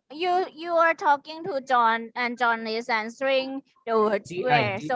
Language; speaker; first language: English; non-native, fluent; Thai